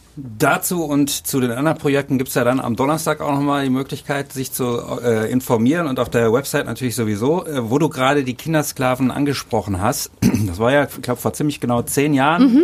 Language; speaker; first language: German; native; German